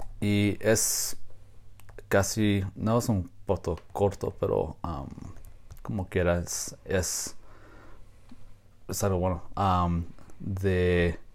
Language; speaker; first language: Spanish; non-native, fluent; English